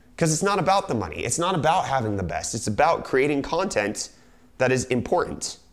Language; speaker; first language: English; native; English